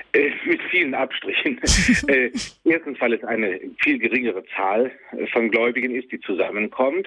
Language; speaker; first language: German; native; German